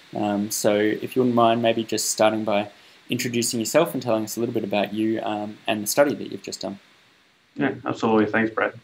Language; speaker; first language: English; native; English